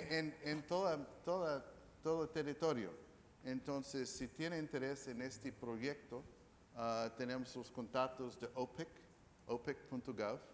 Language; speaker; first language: Spanish; non-native, fluent; English